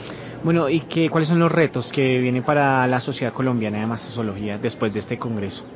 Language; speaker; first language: Spanish; native; Spanish